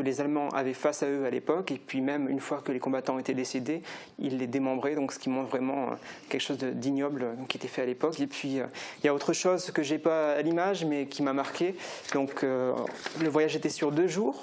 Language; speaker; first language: French; native; French